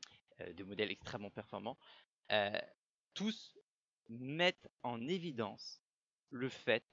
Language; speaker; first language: French; native; French